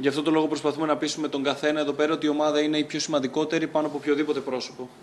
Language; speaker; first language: Greek; native; Greek